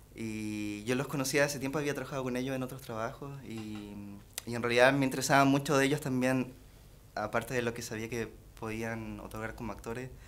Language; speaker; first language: Spanish; native; Spanish